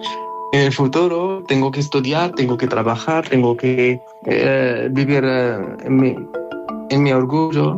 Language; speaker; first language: Spanish; non-native, learner; Arabic